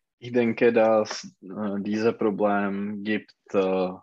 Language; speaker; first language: German; non-native, learner; Czech